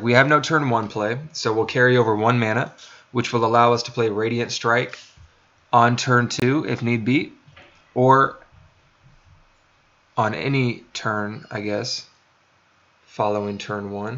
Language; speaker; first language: English; native; English